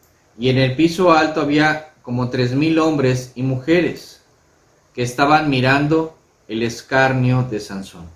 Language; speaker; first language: Spanish; native; Spanish